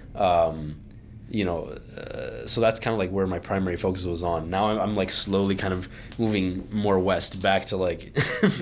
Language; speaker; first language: English; early bilingual, other home language; Arabic